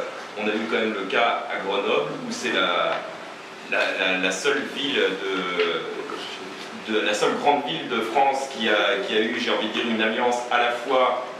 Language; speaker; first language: French; native; French